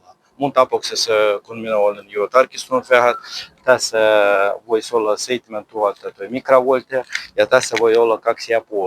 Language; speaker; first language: Finnish; non-native, learner; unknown